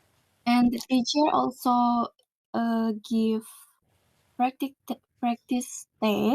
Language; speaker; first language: English; non-native, learner; Indonesian